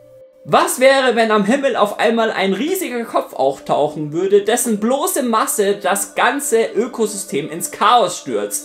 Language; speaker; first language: German; native; German